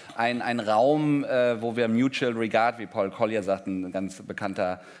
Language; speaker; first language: German; native; German